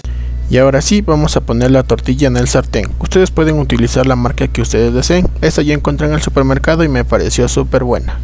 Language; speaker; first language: Spanish; native; Spanish